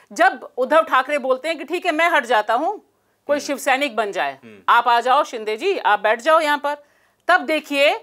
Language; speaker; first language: Hindi; native; Hindi